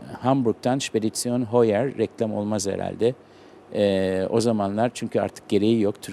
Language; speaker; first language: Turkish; native; Turkish